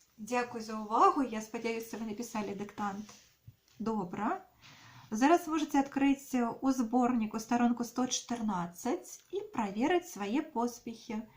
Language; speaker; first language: Belarusian; non-native, local second language; Russian